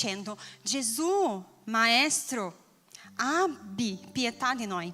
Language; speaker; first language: Italian; non-native, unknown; Portuguese